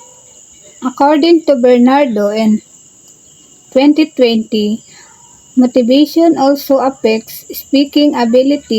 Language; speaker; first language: English; non-native, local second language; Filipino